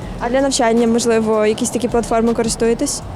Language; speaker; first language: Ukrainian; native; Ukrainian